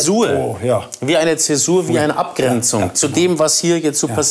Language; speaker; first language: German; native; German